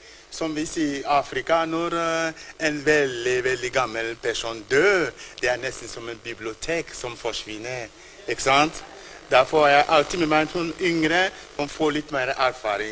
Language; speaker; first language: Norwegian; non-native, fluent; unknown